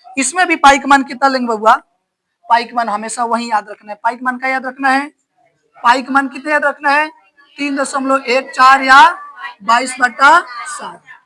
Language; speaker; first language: Hindi; native; Hindi